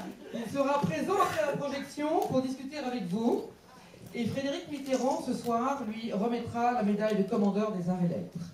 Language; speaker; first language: French; native; French